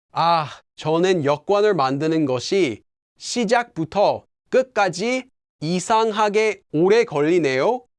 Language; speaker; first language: Korean; non-native, fluent; English